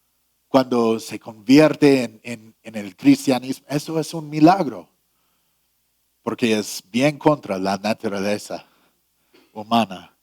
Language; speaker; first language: Spanish; non-native, fluent; English